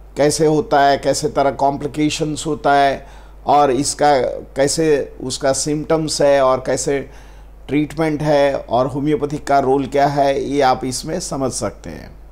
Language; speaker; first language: Hindi; non-native, local second language; Gujarati